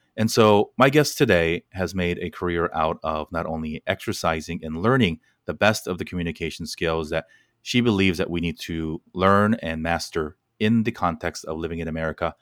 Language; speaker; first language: English; native; English